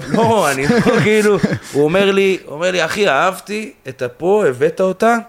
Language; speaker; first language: Hebrew; native; Hebrew